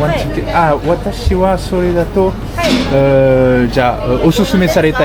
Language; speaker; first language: Japanese; non-native, learner; French